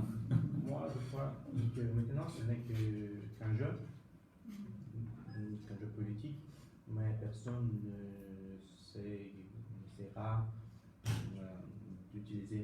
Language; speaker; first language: French; non-native, fluent; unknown